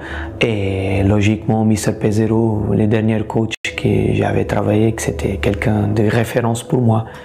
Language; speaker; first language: French; non-native, fluent; Portuguese